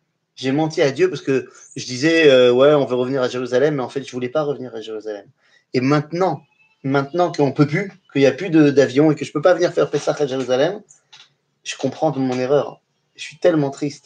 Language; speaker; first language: French; native; French